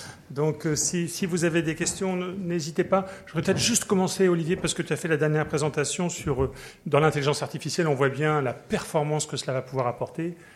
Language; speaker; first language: French; native; French